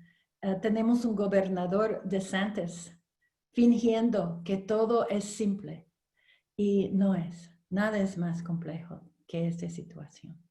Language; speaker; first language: Spanish; non-native, learner; English